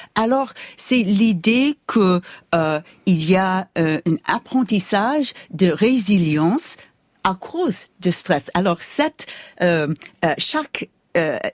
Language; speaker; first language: French; non-native, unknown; English